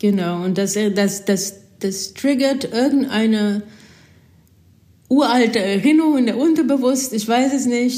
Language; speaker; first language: German; non-native, fluent; Portuguese